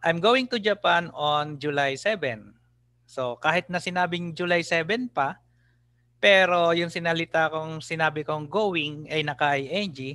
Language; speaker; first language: English; non-native, local second language; Filipino